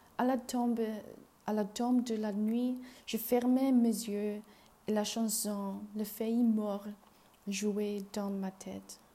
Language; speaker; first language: French; non-native, learner; Chinese